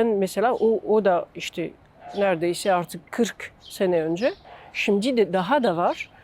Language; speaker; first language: Turkish; non-native, fluent; French